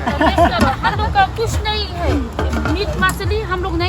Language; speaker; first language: Hindi; non-native, learner; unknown